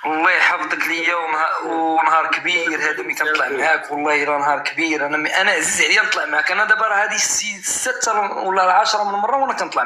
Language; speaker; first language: Arabic; native; Arabic